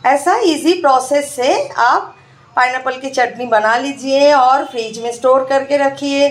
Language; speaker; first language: Hindi; non-native, local second language; Bangla